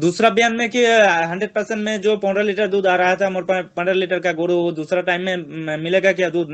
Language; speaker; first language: Hindi; non-native, local second language; Bangla